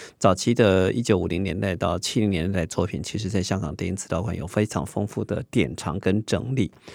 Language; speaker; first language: Chinese; native; Chinese